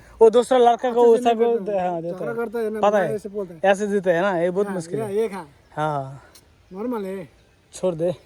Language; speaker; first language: Hindi; non-native, learner; Bangla